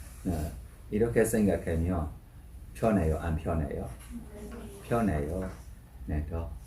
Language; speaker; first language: Korean; non-native, learner; Burmese